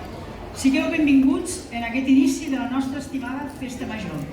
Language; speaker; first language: Catalan; native; Catalan